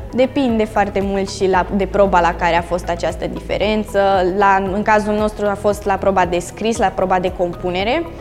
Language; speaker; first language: Romanian; native; Romanian